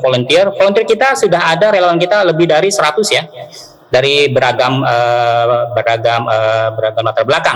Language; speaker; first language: Indonesian; native; Indonesian